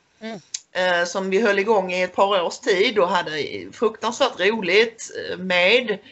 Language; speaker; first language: Swedish; native; Swedish